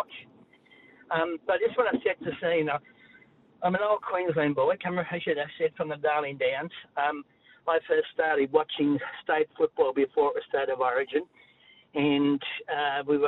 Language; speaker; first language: English; native; English